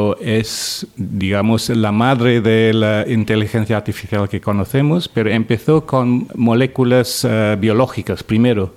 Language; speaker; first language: Spanish; non-native, fluent; English